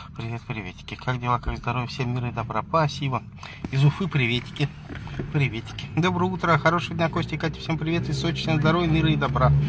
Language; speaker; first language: Russian; native; Russian